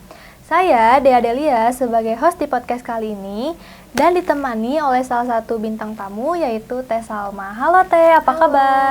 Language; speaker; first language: Indonesian; native; Indonesian